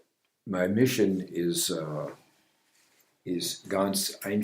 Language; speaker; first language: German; non-native, learner; English